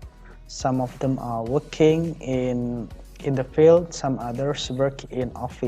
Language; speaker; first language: English; non-native, fluent; Indonesian